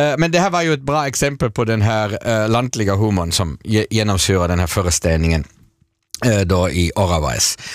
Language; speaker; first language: Swedish; native; Swedish